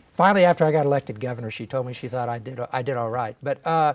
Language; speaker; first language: English; native; English